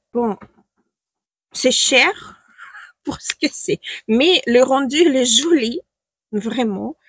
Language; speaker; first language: French; non-native, fluent; Ukrainian